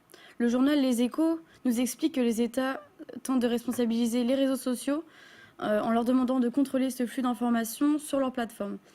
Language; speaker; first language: French; native; French